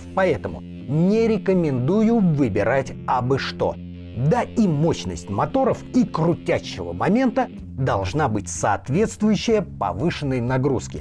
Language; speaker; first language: Russian; native; Russian